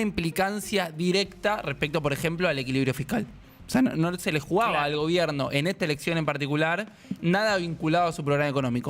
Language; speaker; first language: Spanish; native; Spanish